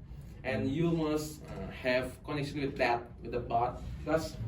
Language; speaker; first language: English; non-native, local second language; Indonesian